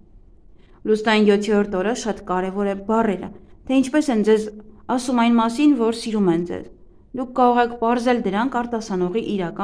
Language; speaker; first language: Armenian; native; Armenian